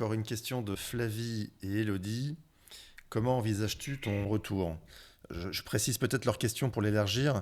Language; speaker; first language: French; native; French